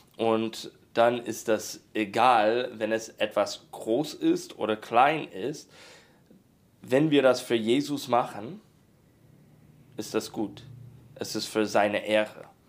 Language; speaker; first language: German; non-native, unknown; English